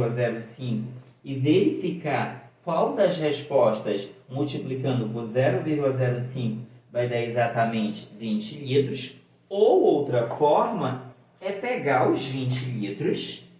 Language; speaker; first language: Portuguese; native; Portuguese